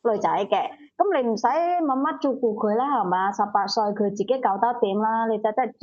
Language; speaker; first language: Cantonese; native; Cantonese